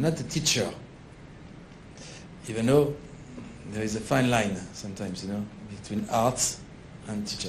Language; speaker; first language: English; non-native, fluent; French